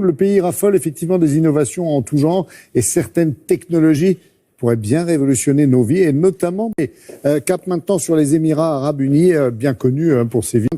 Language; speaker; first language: French; native; French